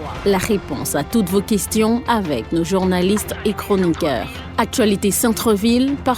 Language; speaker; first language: French; native; French